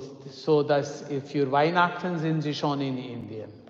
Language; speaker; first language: German; non-native, fluent; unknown